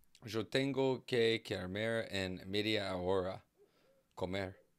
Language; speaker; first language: Spanish; non-native, learner; English